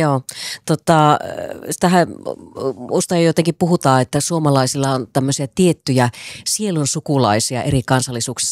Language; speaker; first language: Finnish; native; Finnish